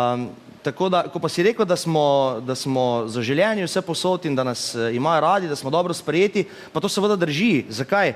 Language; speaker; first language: Slovenian; native; Slovenian